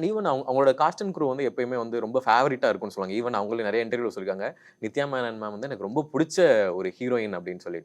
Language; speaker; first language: Tamil; native; Tamil